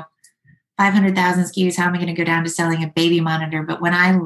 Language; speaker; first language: English; native; English